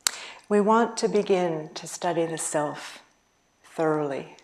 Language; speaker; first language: English; native; English